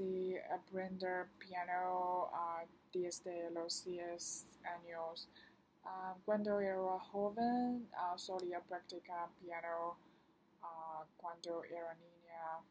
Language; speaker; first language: Spanish; non-native, learner; Chinese